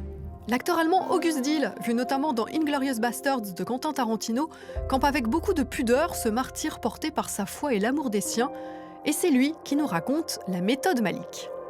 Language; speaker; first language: French; native; French